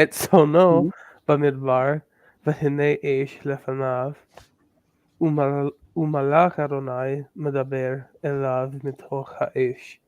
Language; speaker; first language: Hebrew; non-native, learner; English